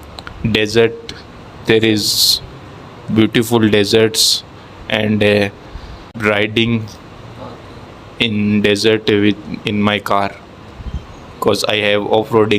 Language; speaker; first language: English; non-native, learner; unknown